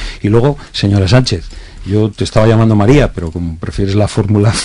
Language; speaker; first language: Spanish; native; Spanish